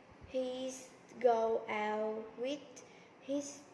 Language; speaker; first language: English; non-native, learner; Vietnamese